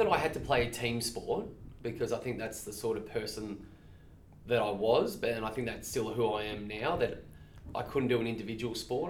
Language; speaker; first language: English; native; English